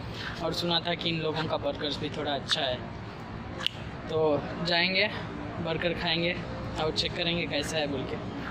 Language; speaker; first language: Hindi; non-native, local second language; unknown